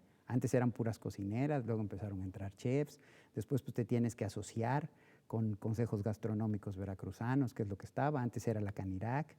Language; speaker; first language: Spanish; native; Spanish